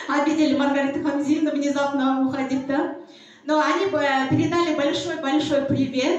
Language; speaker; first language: Russian; non-native, local second language; Kyrgyz